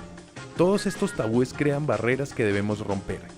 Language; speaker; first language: Spanish; native; Spanish